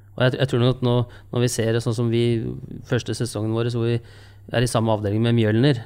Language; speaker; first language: Norwegian; native; Norwegian